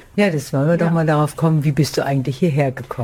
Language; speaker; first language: German; native; German